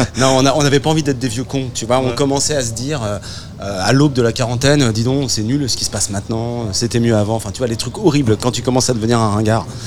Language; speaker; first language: French; native; French